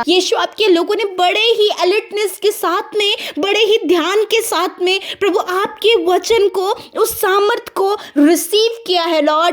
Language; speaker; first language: Hindi; native; Hindi